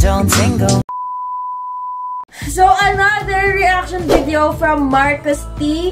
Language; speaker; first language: English; non-native, local second language; Filipino